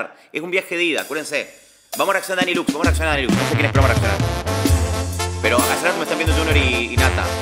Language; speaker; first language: Spanish; native; Spanish